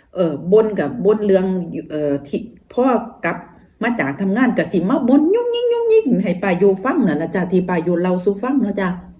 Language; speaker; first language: Thai; native; Thai